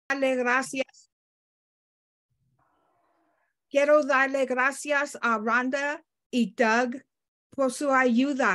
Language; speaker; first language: Spanish; non-native, learner; English